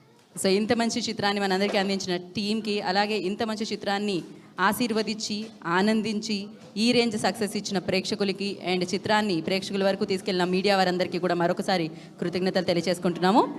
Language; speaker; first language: Telugu; native; Telugu